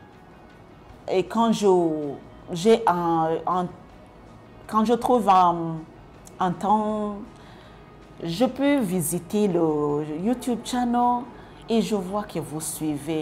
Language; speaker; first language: French; non-native, local second language; Kinyarwanda